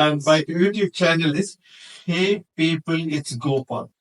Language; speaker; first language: English; non-native, local second language; Tamil